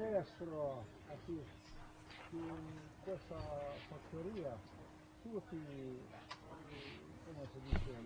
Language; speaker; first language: Italian; non-native, learner; Slovenian